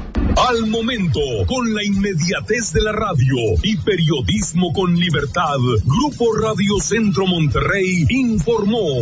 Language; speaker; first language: Spanish; native; Spanish